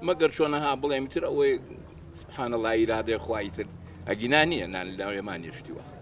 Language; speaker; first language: Central Kurdish; non-native, local second language; Gurani